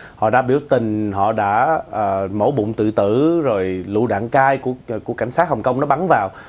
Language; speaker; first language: Vietnamese; early bilingual, other home language; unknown